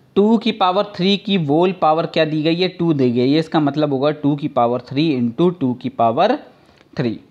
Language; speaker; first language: Hindi; native; Hindi